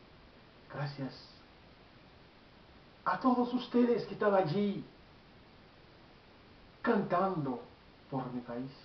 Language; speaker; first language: Spanish; non-native, learner; Haitian Creole